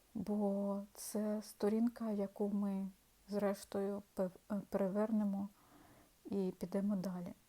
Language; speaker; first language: Ukrainian; non-native, local second language; Russian